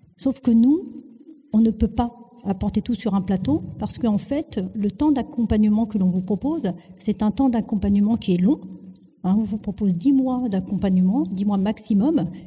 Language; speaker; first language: French; early bilingual, other home language; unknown